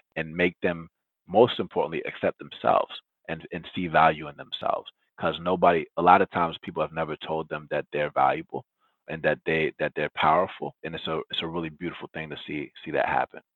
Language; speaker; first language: English; early bilingual, other home language; Spanish